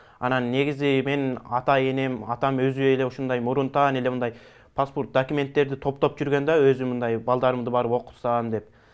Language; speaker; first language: Kyrgyz; early bilingual, heritage; Kyrgyz